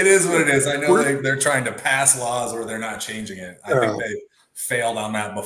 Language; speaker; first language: English; native; English